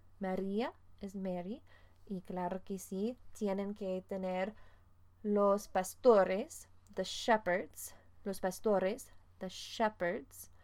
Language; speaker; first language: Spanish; non-native, fluent; English